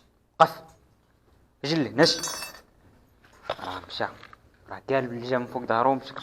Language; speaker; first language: Arabic; native; Arabic